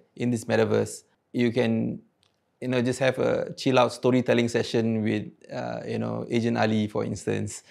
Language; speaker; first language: English; non-native, local second language; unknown